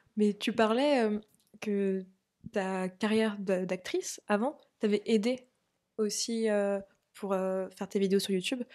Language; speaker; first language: French; native; French